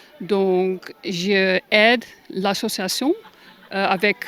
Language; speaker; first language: French; non-native, learner; German